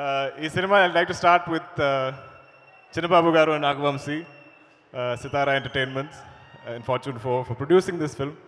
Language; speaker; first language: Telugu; non-native, learner; Malayalam